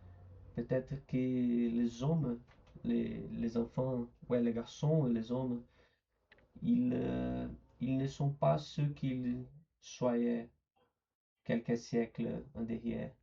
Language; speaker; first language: French; non-native, learner; Portuguese